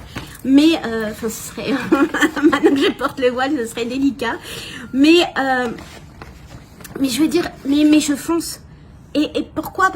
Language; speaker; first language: French; native; French